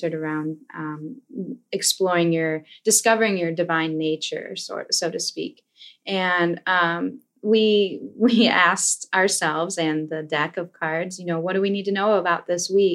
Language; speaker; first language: English; native; English